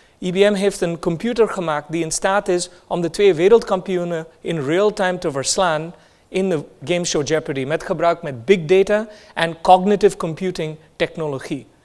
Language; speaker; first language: Dutch; non-native, fluent; Hindi